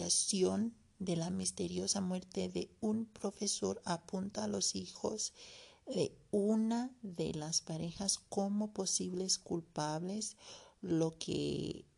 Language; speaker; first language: Spanish; non-native, learner; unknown